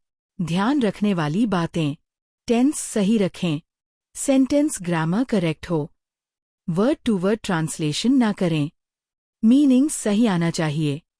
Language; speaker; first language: Hindi; native; Hindi